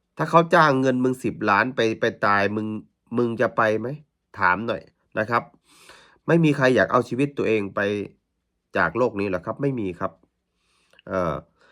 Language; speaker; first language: Thai; native; Thai